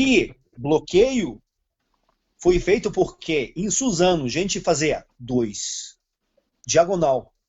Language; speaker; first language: Portuguese; non-native, fluent; Serbian